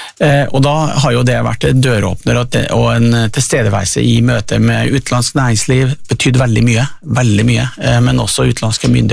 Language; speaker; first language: Norwegian; native; Norwegian